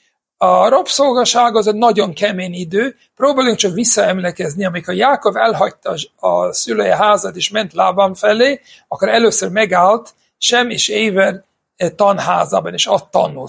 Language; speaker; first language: Hungarian; non-native, fluent; English